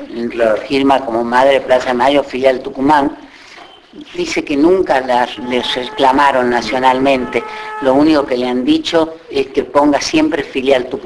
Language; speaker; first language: Spanish; native; Spanish